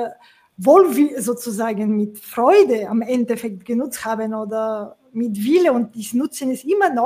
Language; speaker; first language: German; non-native, fluent; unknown